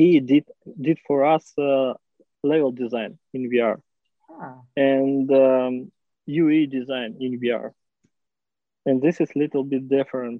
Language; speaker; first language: English; non-native, learner; Russian